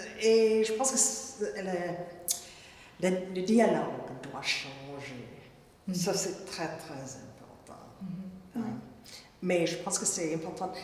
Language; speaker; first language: French; non-native, fluent; English